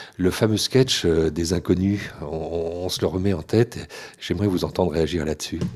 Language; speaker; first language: French; native; French